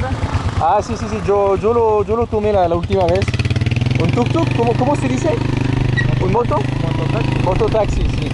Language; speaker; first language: Spanish; non-native, learner; French